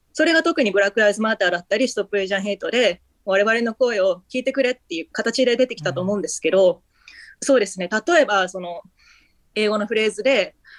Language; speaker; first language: Japanese; early bilingual, heritage; Japanese